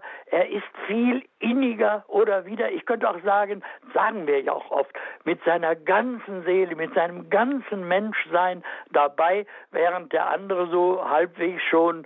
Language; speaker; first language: German; native; German